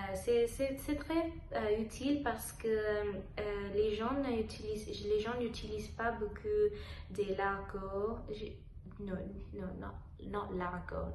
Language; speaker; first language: French; non-native, learner; Telugu